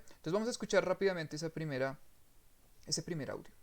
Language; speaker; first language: Spanish; native; Spanish